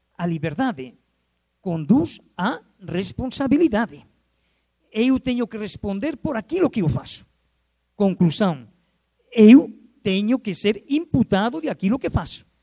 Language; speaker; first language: Portuguese; non-native, fluent; Spanish